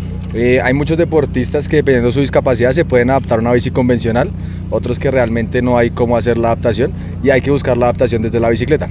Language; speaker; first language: Spanish; native; Spanish